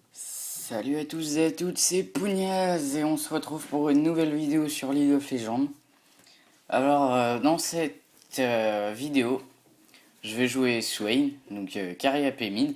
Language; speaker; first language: French; native; French